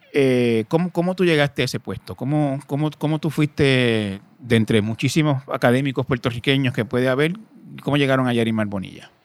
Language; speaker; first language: Spanish; native; Spanish